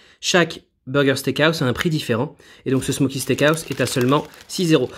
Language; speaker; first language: French; native; French